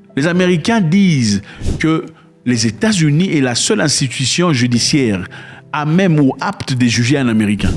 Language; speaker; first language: French; non-native, local second language; Lingala